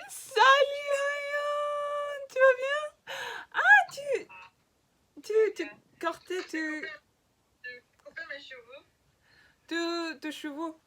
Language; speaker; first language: French; non-native, learner; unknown